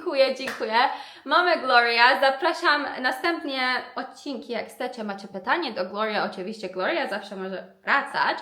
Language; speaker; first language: Polish; non-native, fluent; Persian